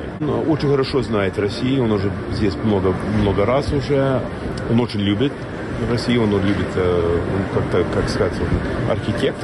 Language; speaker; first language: Russian; non-native, fluent; English